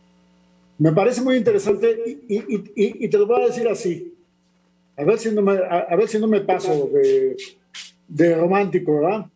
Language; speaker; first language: Spanish; native; Spanish